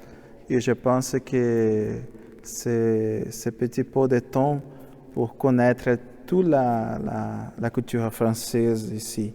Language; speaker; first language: French; non-native, learner; Portuguese